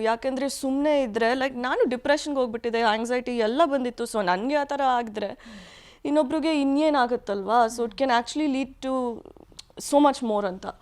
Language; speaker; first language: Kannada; early bilingual, heritage; Kannada